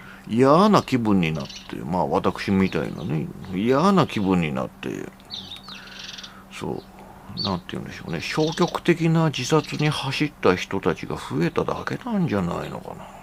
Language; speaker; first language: Japanese; native; Japanese